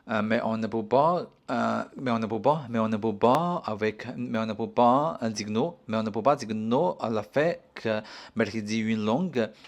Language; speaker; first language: French; non-native, learner; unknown